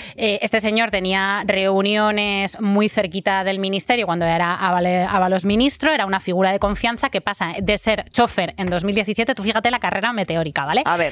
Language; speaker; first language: Spanish; native; Spanish